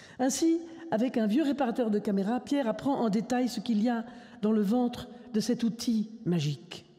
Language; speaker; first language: French; native; French